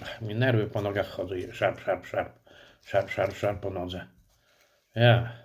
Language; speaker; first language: Polish; native; Polish